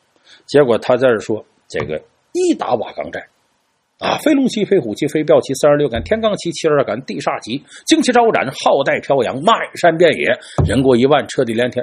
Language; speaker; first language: Chinese; native; Chinese